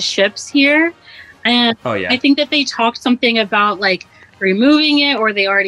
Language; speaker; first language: English; native; English